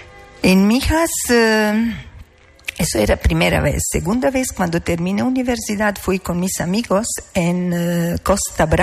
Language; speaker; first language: Spanish; non-native, learner; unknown